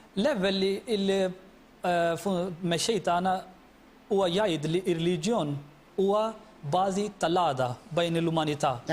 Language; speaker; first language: Maltese; non-native, fluent; Urdu